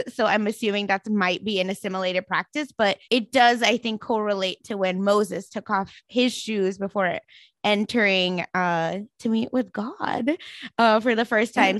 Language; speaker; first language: English; non-native, local second language; Marathi